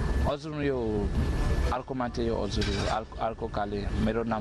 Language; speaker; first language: Nepali; non-native, learner; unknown